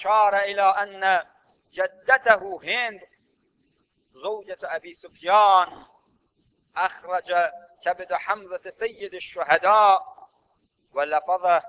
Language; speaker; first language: Arabic; non-native, fluent; Persian